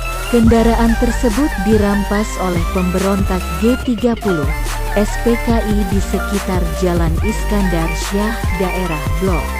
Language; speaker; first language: Indonesian; native; Indonesian